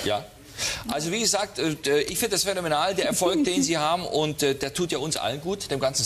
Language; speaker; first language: German; native; German